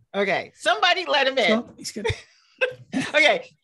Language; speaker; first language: English; native; English